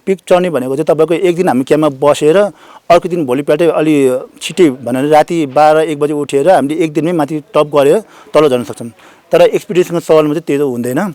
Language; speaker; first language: Nepali; non-native, local second language; Sherpa